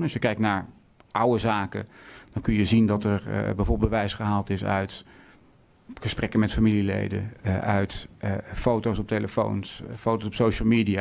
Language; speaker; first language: Dutch; native; Dutch